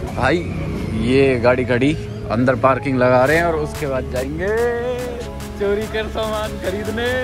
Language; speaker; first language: Hindi; native; Hindi